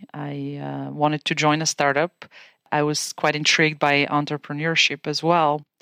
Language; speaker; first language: English; non-native, fluent; Bulgarian